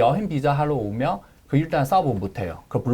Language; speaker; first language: Korean; non-native, learner; Chinese